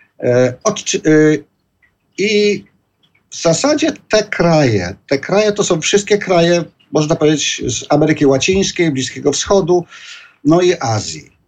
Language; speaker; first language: Polish; native; Polish